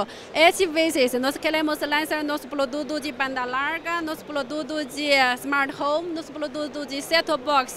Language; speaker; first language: Portuguese; non-native, learner; Chinese